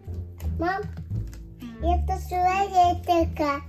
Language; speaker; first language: Russian; non-native, local second language; Kazakh